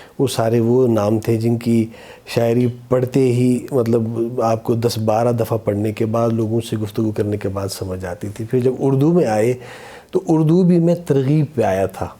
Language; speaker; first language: Urdu; non-native, local second language; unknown